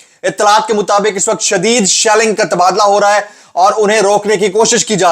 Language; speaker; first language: Urdu; native; Urdu